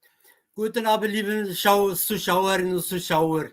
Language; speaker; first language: German; non-native, fluent; Kurdish